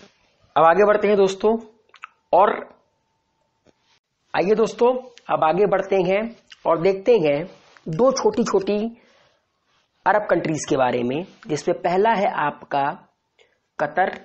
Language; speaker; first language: Hindi; native; Hindi